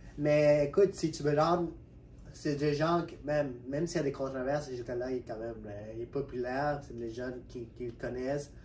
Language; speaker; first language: French; non-native, fluent; Spanish